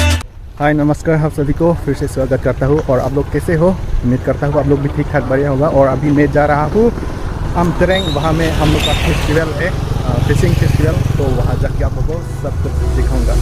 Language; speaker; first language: Hindi; non-native, local second language; Karbi